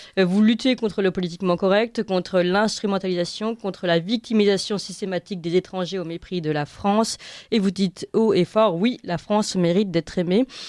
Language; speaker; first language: French; native; French